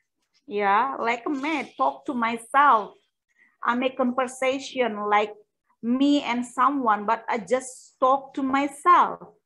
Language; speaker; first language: English; non-native, fluent; Indonesian